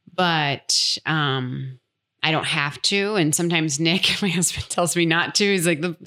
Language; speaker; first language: English; native; English